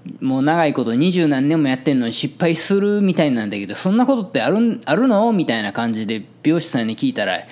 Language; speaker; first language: Japanese; native; Japanese